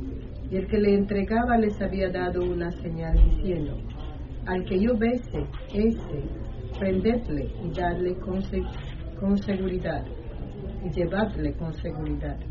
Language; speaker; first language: Spanish; native; Spanish